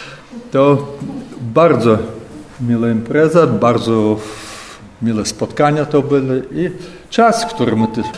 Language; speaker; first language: Polish; non-native, learner; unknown